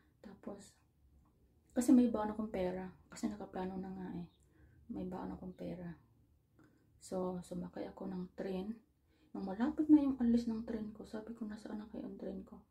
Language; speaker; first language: Filipino; native; Filipino